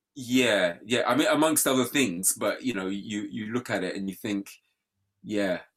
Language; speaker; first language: English; native; English